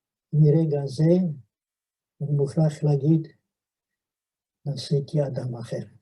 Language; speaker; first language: Hebrew; non-native, fluent; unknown